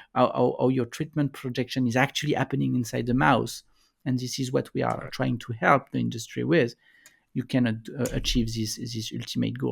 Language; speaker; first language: English; non-native, fluent; French